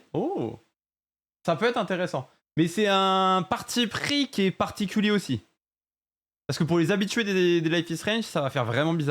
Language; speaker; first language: French; native; French